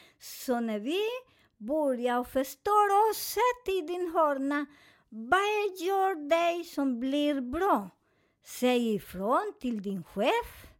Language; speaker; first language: Swedish; non-native, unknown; Spanish